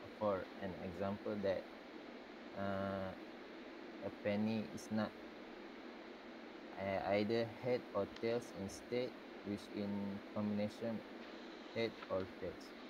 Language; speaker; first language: English; non-native, local second language; Malay